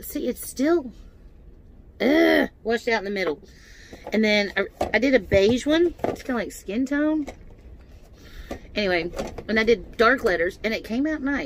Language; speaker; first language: English; native; English